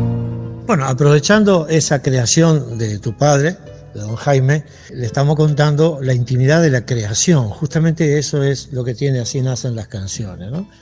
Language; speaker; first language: Spanish; native; Spanish